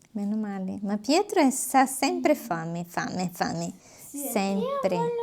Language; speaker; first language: Italian; non-native, learner; Portuguese